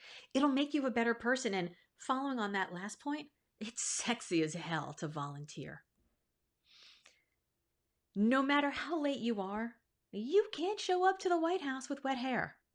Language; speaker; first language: English; native; English